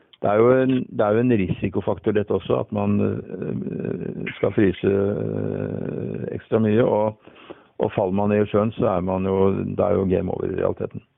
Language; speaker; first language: Norwegian; native; Norwegian